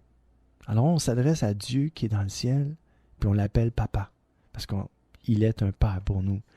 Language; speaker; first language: French; native; French